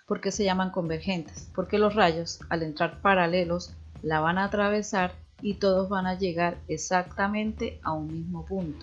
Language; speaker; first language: Spanish; native; Spanish